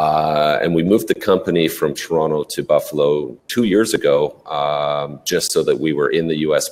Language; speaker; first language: English; native; English